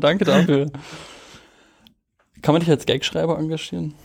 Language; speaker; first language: German; native; German